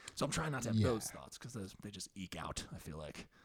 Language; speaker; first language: English; native; English